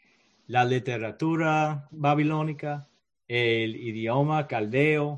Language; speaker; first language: Spanish; non-native, learner; English